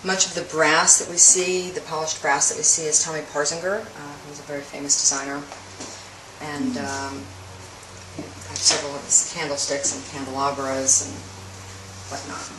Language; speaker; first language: English; native; English